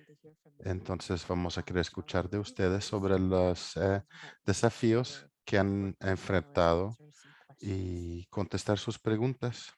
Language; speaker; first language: Spanish; non-native, fluent; English